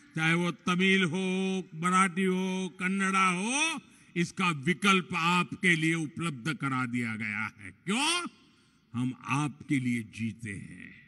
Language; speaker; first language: Hindi; non-native, local second language; Gujarati